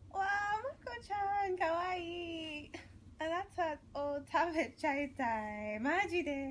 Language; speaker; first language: Japanese; non-native, learner; English